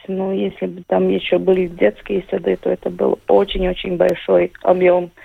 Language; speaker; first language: Russian; non-native, local second language; Latvian